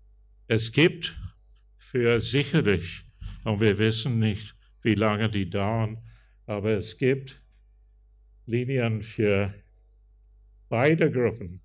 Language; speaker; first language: German; non-native, fluent; English